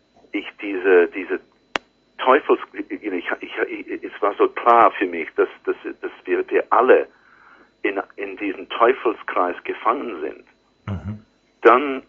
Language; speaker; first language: German; non-native, learner; English